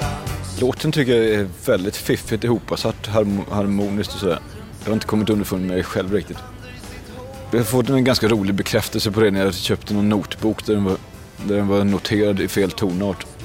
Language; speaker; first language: Swedish; native; Swedish